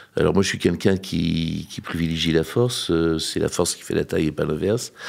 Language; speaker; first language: French; native; French